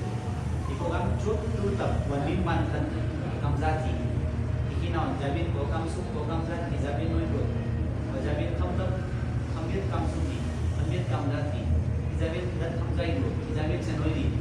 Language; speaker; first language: Vietnamese; non-native, learner; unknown